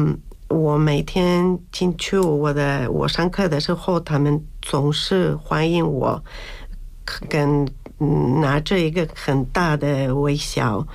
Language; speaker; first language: Chinese; non-native, learner; Spanish